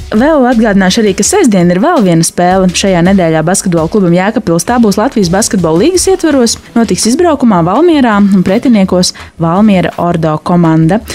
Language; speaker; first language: Latvian; native; Latvian